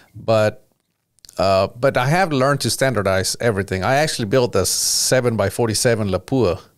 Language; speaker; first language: English; early bilingual, other home language; Spanish